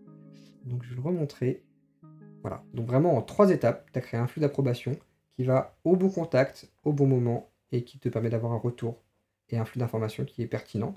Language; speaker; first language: French; native; French